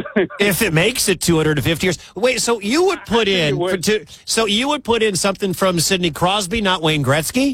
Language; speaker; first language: English; native; English